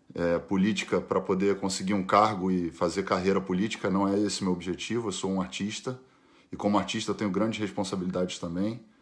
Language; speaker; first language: Portuguese; native; Portuguese